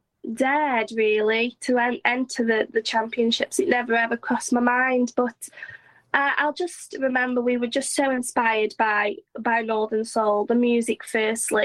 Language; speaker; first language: English; native; English